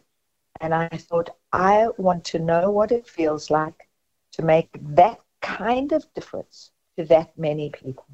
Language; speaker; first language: English; native; English